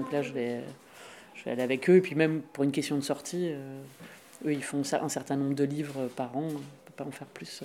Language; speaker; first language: French; native; French